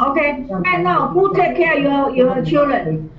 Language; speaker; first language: English; non-native, learner; Chinese